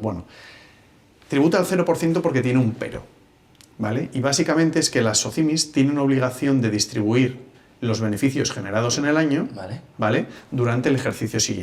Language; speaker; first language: Spanish; native; Spanish